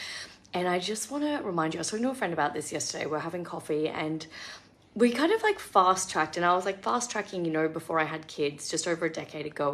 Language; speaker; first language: English; native; English